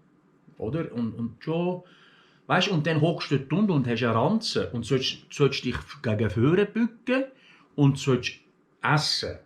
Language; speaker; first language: German; early bilingual, other home language; Turkish